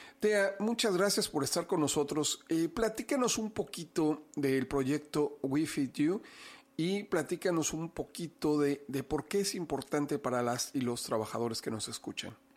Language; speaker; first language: Spanish; native; Spanish